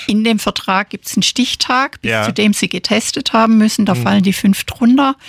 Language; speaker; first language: German; native; German